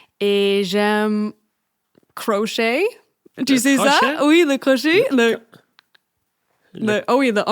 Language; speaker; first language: French; non-native, fluent; English